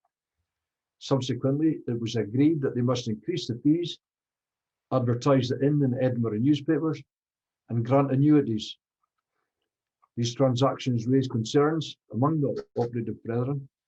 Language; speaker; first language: English; native; English